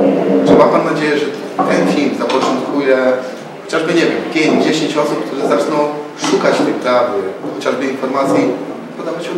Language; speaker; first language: Polish; native; Polish